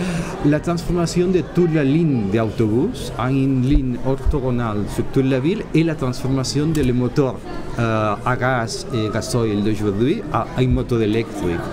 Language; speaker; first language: French; non-native, learner; Catalan